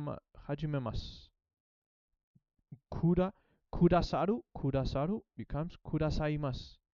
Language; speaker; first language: Japanese; non-native, learner; English